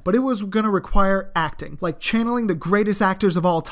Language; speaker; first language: English; native; English